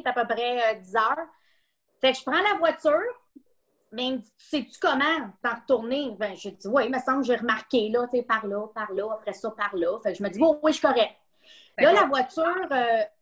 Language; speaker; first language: French; native; French